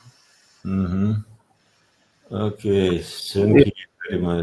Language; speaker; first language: English; non-native, learner; Russian